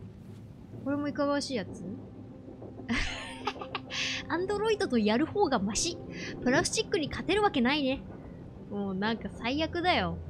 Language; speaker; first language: Japanese; native; Japanese